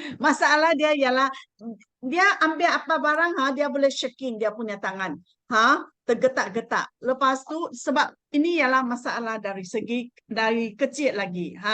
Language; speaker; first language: Malay; non-native, local second language; Chinese